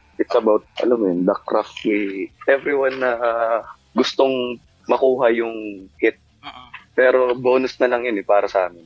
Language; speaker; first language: Filipino; non-native, local second language; Bikol